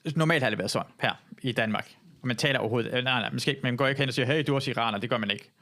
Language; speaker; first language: Danish; early bilingual, other home language; Persian